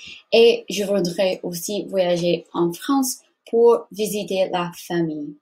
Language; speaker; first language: French; non-native, fluent; English